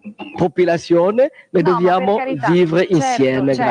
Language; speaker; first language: Italian; non-native, learner; Kongo